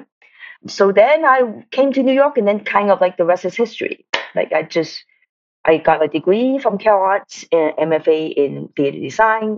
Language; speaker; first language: English; non-native, local second language; Cantonese